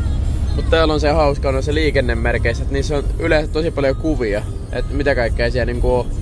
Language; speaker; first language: Finnish; native; Finnish